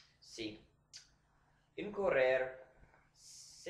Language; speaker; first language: Spanish; non-native, learner; English